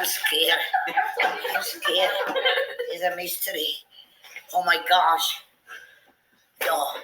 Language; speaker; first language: English; non-native, learner; Italian